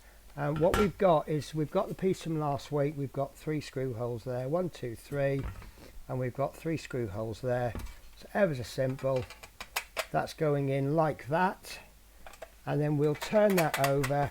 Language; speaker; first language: English; native; English